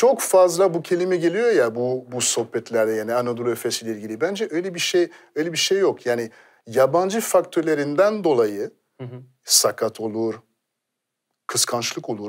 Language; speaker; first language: Turkish; non-native, fluent; French